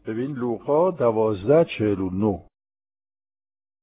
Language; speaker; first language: Persian; non-native, fluent; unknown